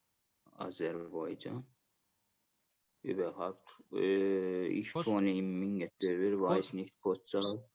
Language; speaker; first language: German; non-native, learner; Azerbaijani